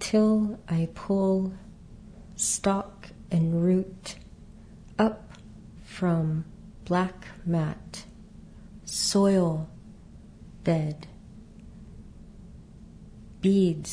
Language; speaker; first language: English; native; English